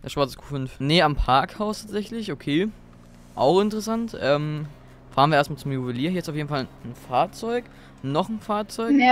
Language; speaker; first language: German; native; German